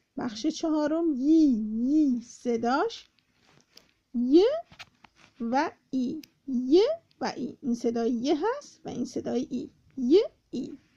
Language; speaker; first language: Persian; native; Persian